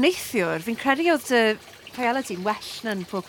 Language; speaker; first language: Welsh; native; Welsh